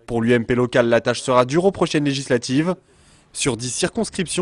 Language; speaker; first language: French; native; French